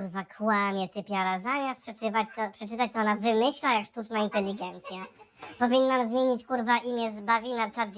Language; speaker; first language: Polish; native; Polish